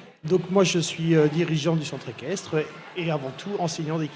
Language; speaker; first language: French; native; French